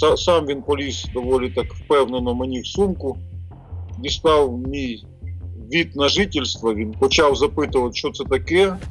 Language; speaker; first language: Ukrainian; non-native, local second language; Russian